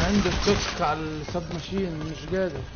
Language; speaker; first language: Arabic; native; Arabic